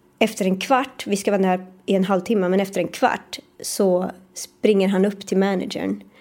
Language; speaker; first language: Swedish; early bilingual, other home language; Persian